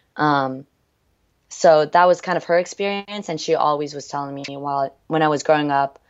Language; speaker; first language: English; early bilingual, other home language; French